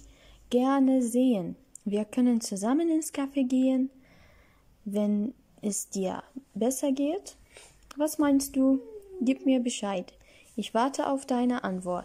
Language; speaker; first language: German; non-native, fluent; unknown